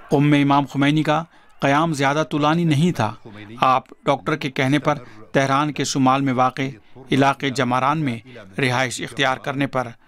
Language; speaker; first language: Urdu; native; Urdu